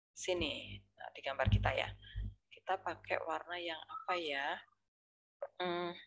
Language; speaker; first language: Indonesian; native; Indonesian